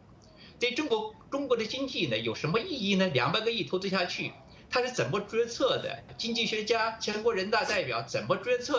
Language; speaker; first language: Chinese; native; Chinese